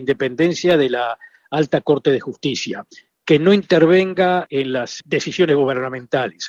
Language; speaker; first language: Spanish; native; Spanish